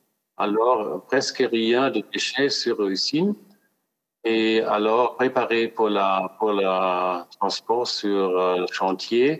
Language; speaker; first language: French; non-native, fluent; German